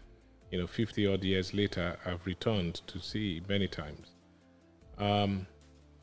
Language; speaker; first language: English; non-native, local second language; Yoruba